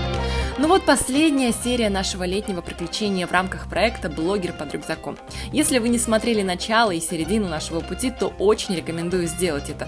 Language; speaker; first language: Russian; native; Russian